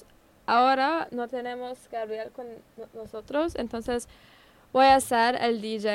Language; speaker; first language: Spanish; non-native, learner; English